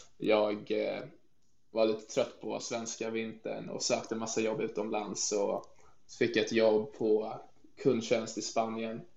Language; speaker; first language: Swedish; native; Swedish